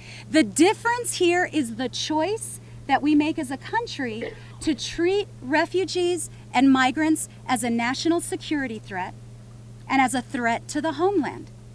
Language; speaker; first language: English; early bilingual, other home language; Spanish